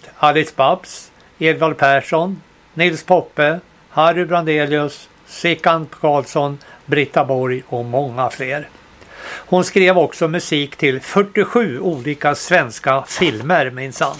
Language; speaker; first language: Swedish; native; Swedish